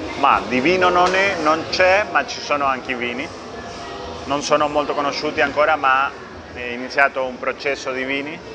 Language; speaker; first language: Italian; non-native, fluent; Spanish